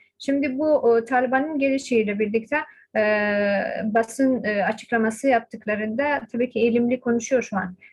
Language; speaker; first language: Turkish; non-native, fluent; Persian